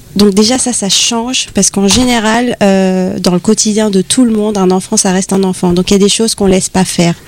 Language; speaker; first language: French; native; French